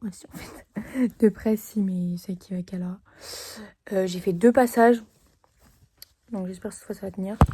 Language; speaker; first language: French; native; French